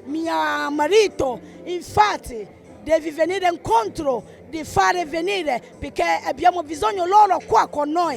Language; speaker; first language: Italian; non-native, fluent; Akan